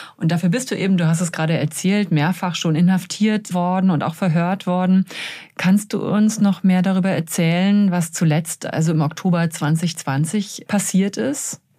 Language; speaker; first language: German; native; German